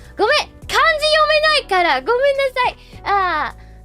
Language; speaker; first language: Japanese; non-native, learner; English